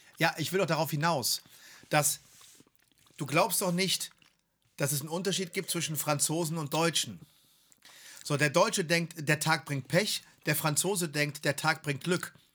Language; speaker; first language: German; native; German